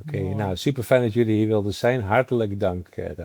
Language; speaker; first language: Dutch; native; Dutch